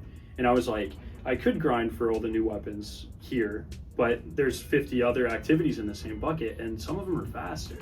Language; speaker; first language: English; native; English